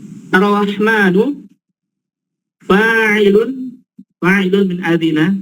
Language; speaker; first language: Arabic; non-native, fluent; Indonesian